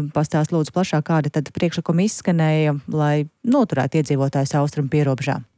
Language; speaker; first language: Latvian; native; Latvian